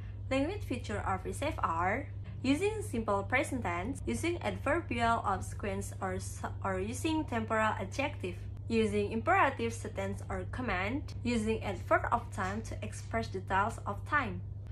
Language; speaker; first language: English; non-native, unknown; Indonesian